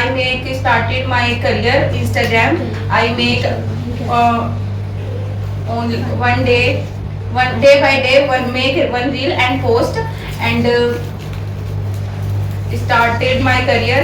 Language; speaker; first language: English; non-native, learner; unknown